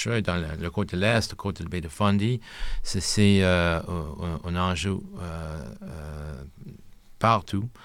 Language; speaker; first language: French; non-native, local second language; English